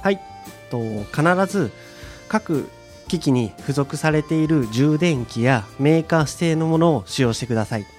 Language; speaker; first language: Japanese; native; Japanese